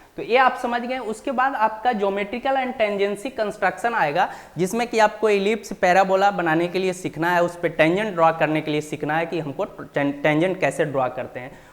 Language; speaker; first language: Hindi; native; Hindi